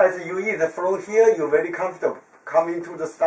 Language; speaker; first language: English; non-native, learner; Chinese